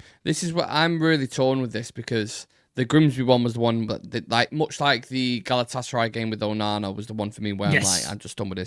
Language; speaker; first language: English; native; English